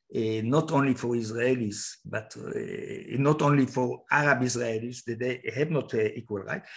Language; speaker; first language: English; non-native, fluent; Hebrew